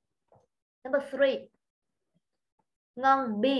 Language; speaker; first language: Vietnamese; native; Vietnamese